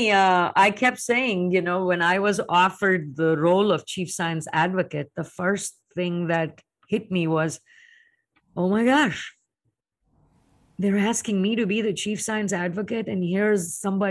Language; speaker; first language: English; non-native, local second language; Hindi